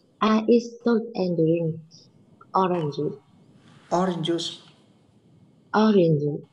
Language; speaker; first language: English; non-native, learner; Vietnamese